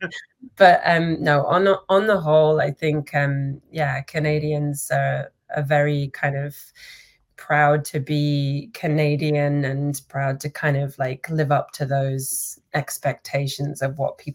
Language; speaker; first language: English; native; English